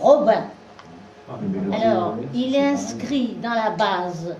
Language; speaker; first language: French; native; French